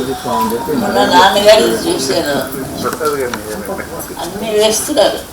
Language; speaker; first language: Telugu; native; Telugu